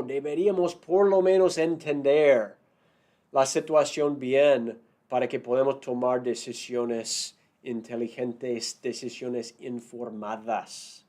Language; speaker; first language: Spanish; non-native, fluent; English